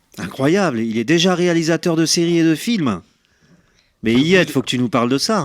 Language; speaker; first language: French; native; French